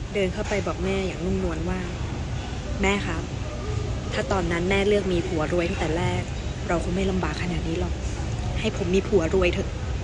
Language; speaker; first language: Thai; non-native, local second language; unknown